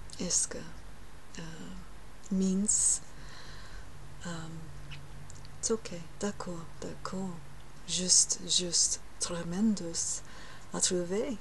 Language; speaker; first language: French; non-native, learner; English